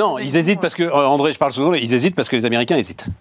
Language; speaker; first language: French; native; French